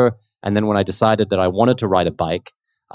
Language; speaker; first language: English; native; English